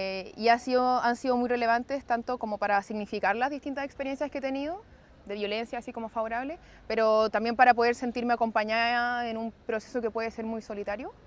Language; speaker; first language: Spanish; native; Spanish